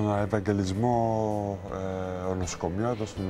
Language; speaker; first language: Greek; early bilingual, heritage; Greek